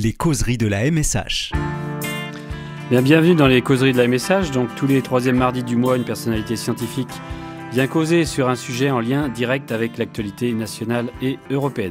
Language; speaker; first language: French; native; French